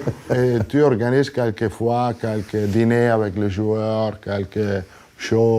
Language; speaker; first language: French; non-native, fluent; Italian